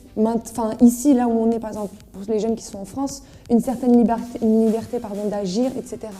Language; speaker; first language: French; native; French